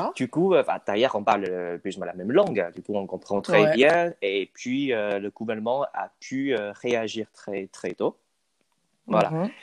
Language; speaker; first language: French; non-native, fluent; Chinese